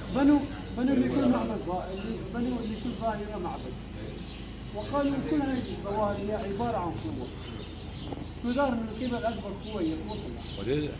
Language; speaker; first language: Arabic; non-native, local second language; Kurdish